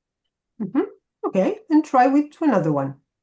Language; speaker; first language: English; non-native, fluent; Romanian